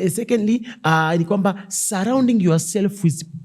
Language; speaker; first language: English; non-native, local second language; Swahili